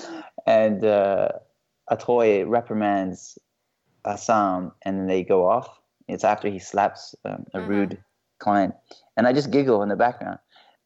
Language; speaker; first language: English; native; English